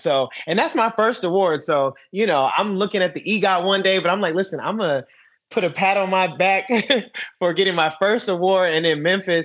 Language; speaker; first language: English; native; English